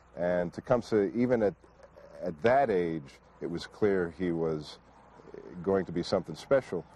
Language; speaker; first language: English; native; English